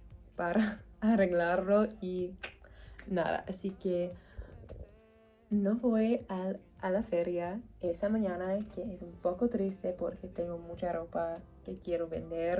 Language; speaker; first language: Spanish; non-native, learner; English